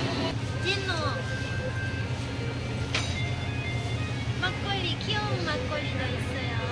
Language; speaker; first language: Korean; non-native, learner; Japanese